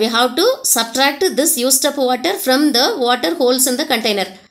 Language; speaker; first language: English; non-native, local second language; Tamil